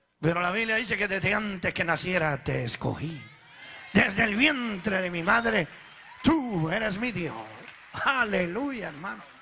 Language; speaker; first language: Spanish; early bilingual, other home language; Italian